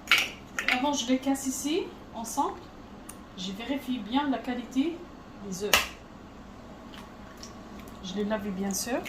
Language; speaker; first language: French; non-native, fluent; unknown